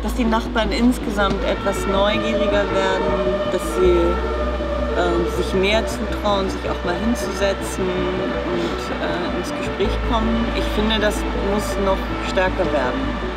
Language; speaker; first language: German; native; German